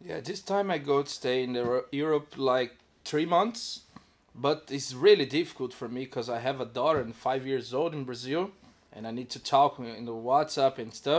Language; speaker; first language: English; non-native, learner; Portuguese